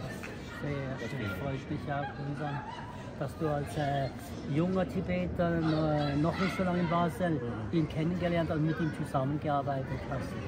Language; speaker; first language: German; early bilingual, other home language; Tibetan